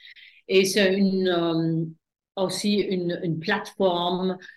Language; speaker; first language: French; non-native, fluent; German